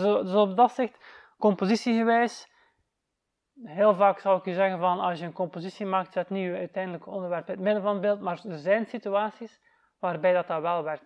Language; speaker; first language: Dutch; native; Dutch